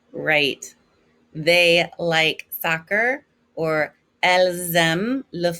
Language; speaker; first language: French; non-native, fluent; English